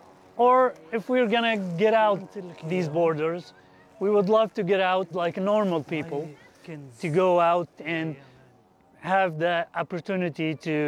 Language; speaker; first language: English; non-native, local second language; Arabic